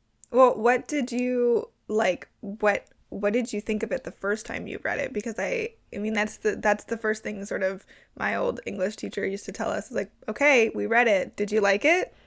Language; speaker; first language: English; native; English